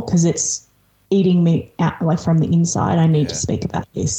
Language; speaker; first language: English; early bilingual, other home language; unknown